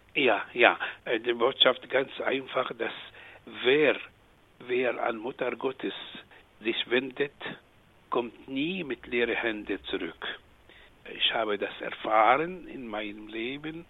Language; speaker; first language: German; non-native, fluent; Arabic